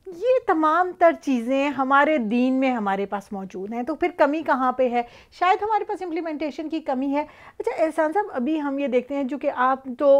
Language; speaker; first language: Urdu; native; Urdu